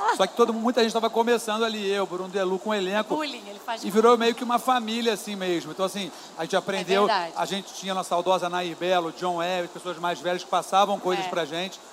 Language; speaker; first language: Portuguese; native; Portuguese